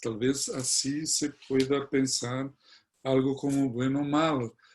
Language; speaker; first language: Spanish; non-native, fluent; Portuguese